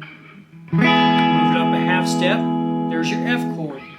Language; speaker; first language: English; native; English